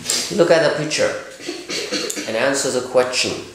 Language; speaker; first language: English; non-native, fluent; Vietnamese